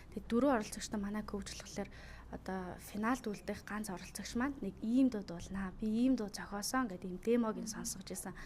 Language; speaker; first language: Mongolian; native; Mongolian